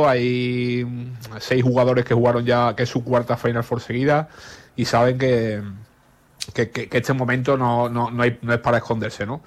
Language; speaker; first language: Spanish; native; Spanish